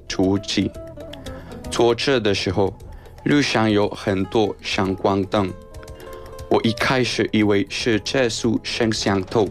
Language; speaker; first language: Chinese; non-native, learner; Spanish